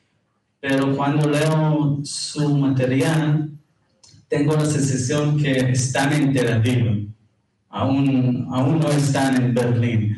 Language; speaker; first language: Spanish; non-native, fluent; Hebrew